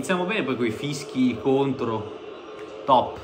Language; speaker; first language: Italian; native; Italian